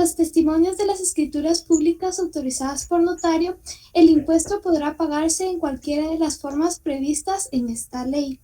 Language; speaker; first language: Spanish; native; Spanish